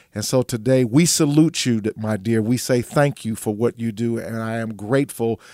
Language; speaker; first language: English; native; English